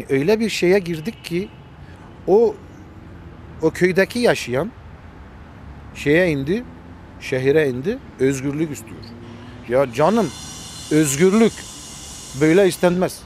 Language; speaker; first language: Turkish; early bilingual, heritage; Armenian